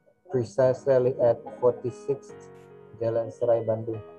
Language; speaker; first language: English; non-native, fluent; Indonesian